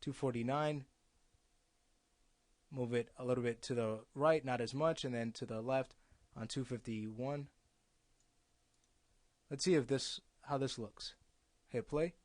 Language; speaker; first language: English; native; English